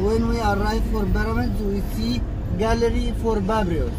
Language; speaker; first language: English; non-native, learner; Arabic